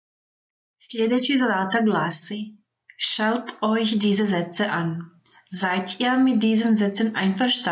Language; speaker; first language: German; non-native, fluent; Croatian